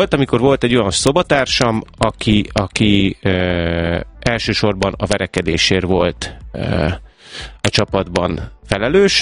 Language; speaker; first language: Hungarian; native; Hungarian